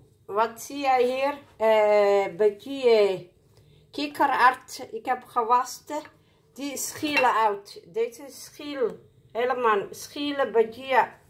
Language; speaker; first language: Dutch; non-native, learner; Somali